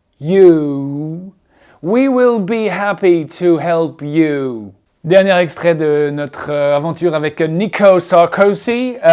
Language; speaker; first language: French; native; French